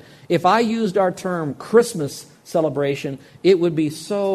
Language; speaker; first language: English; native; English